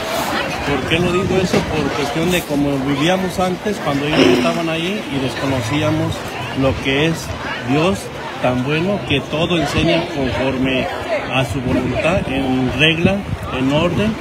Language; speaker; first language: Spanish; native; Spanish